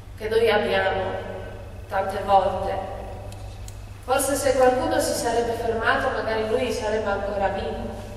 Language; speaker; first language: Italian; non-native, fluent; Polish